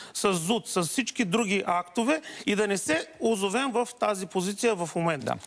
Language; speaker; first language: Bulgarian; native; Bulgarian